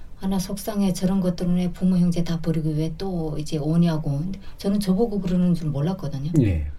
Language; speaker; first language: Korean; native; Korean